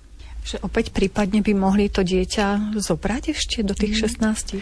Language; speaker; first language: Slovak; native; Slovak